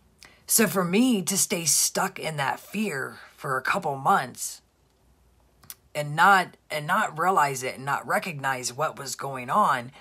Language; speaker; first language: English; native; English